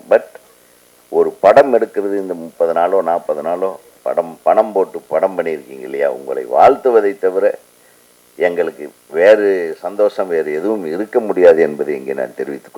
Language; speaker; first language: Tamil; native; Tamil